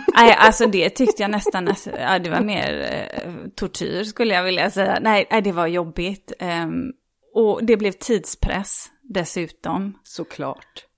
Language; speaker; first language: Swedish; native; Swedish